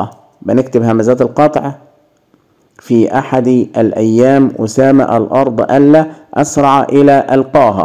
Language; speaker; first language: Arabic; native; Arabic